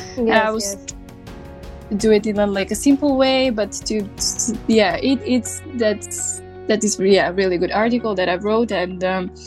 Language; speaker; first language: English; non-native, learner; Macedonian